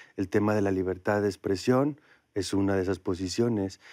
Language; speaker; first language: Spanish; native; Spanish